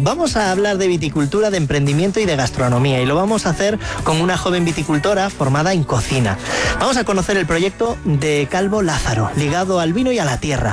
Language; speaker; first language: Spanish; native; Spanish